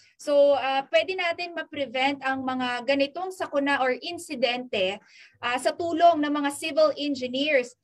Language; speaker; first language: Filipino; non-native, local second language; Pampanga